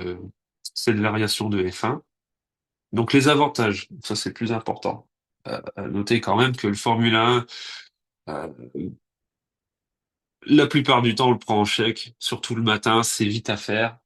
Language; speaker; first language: French; native; French